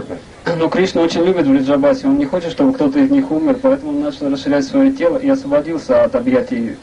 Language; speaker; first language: Russian; native; Russian